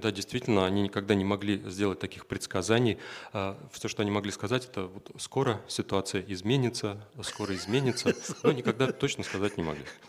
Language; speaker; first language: Russian; native; Russian